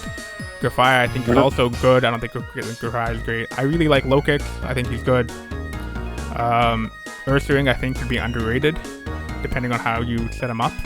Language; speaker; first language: English; native; English